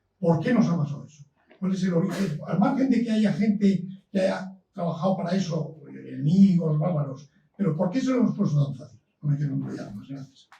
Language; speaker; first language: Spanish; native; Spanish